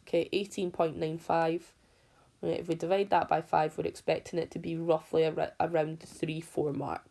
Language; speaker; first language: English; native; English